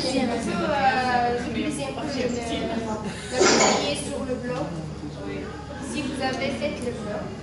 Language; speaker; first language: French; non-native, learner; Arabic